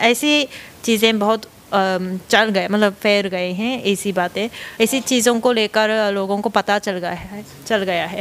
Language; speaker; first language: Hindi; non-native, fluent; Japanese